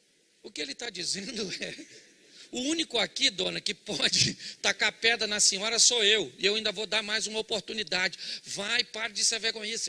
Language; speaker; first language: Portuguese; native; Portuguese